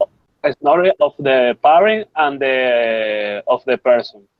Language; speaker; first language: English; non-native, learner; Spanish